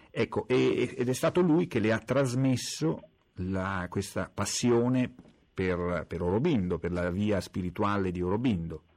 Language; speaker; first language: Italian; native; Italian